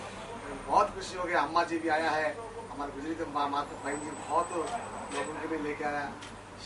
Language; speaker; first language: Hindi; non-native, local second language; Telugu